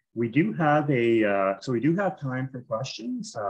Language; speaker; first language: English; native; English